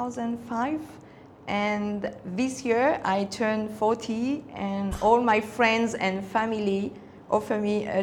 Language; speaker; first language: English; non-native, fluent; Spanish